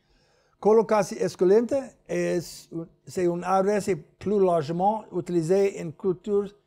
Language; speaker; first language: French; non-native, learner; English